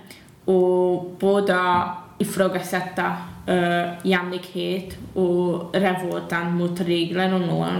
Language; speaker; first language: Swedish; non-native, learner; Hungarian